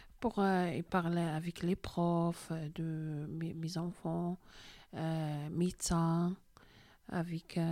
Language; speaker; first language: French; non-native, learner; Arabic